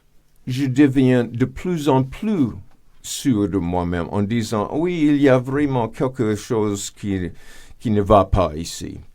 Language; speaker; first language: French; non-native, fluent; English